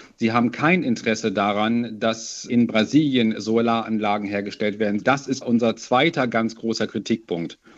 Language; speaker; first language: German; native; German